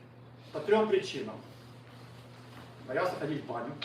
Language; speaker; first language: Russian; native; Russian